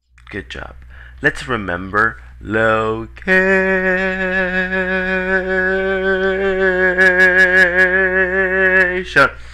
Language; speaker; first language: English; non-native, fluent; Spanish